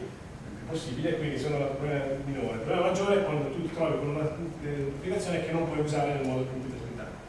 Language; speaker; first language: Italian; native; Italian